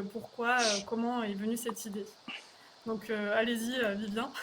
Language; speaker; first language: French; native; French